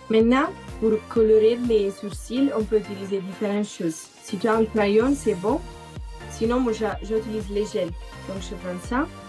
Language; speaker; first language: French; non-native, learner; Italian